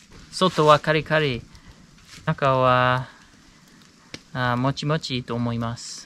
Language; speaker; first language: Japanese; non-native, fluent; English